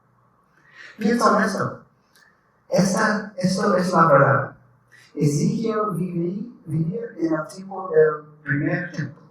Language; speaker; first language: Spanish; non-native, learner; English